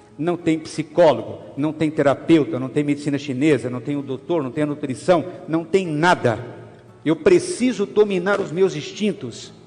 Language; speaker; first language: Portuguese; native; Portuguese